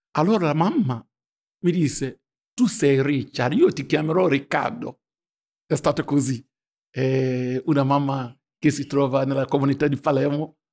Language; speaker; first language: Italian; non-native, fluent; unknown